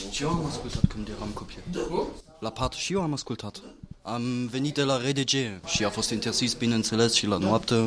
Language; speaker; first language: Romanian; non-native, fluent; German